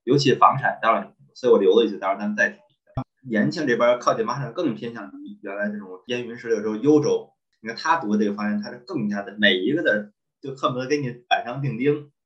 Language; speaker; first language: Chinese; native; Chinese